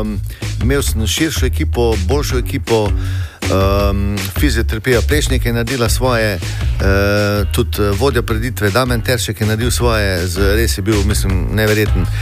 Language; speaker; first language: Slovenian; native; Slovenian